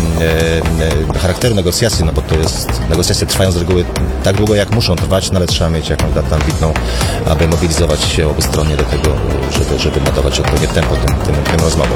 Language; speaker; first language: Polish; native; Polish